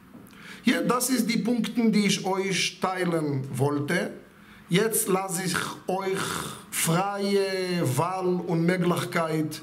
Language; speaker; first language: German; non-native, fluent; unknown